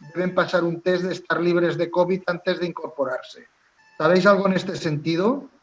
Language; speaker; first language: Spanish; non-native, local second language; Catalan